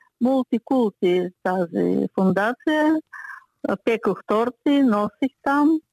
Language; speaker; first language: Bulgarian; early bilingual, heritage; Bulgarian